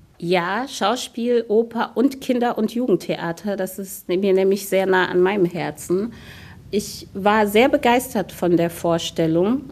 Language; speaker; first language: German; early bilingual, other home language; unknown